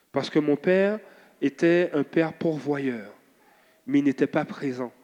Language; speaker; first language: French; native; French